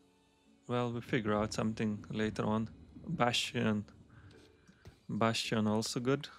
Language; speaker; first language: English; non-native, fluent; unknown